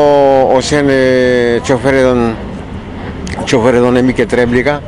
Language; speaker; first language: Swedish; non-native, learner; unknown